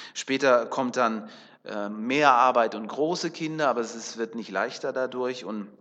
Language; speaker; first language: German; early bilingual, other home language; Russian